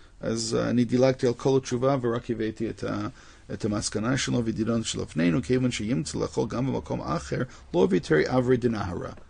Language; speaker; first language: Hebrew; non-native, fluent; English